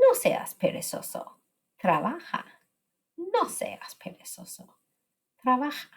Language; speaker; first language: Spanish; non-native, fluent; English